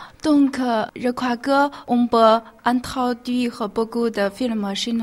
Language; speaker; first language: French; non-native, learner; Chinese